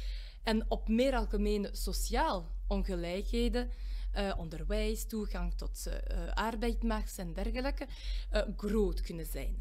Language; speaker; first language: Dutch; non-native, local second language; French